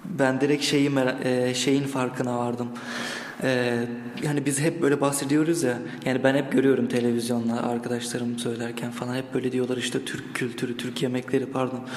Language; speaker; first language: Turkish; native; Turkish